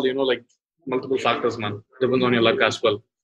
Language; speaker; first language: English; non-native, local second language; Tamil